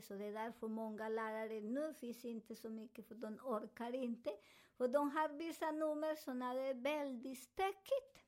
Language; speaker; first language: Swedish; non-native, learner; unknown